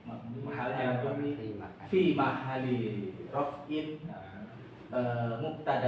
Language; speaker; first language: Arabic; non-native, learner; Indonesian